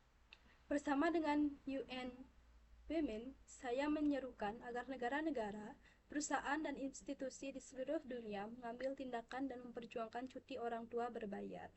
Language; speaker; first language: Indonesian; non-native, local second language; Balinese